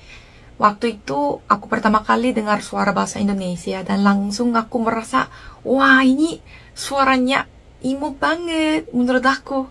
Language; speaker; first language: Indonesian; non-native, fluent; Korean